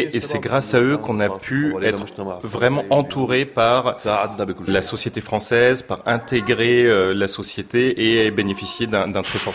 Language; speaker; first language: French; non-native, fluent; Arabic